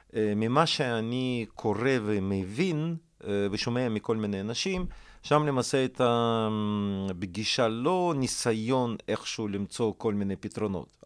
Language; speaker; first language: Hebrew; non-native, fluent; Russian